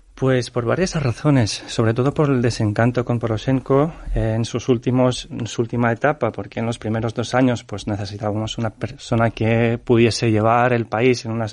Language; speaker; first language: Spanish; non-native, fluent; Ukrainian